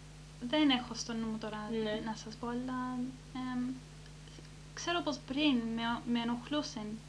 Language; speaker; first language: Greek; early bilingual, heritage; Greek